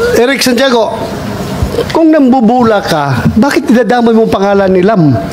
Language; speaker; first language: Filipino; non-native, local second language; Cebuano